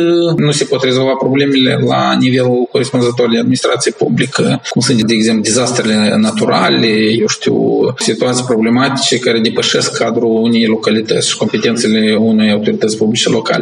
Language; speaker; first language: Romanian; native; Romanian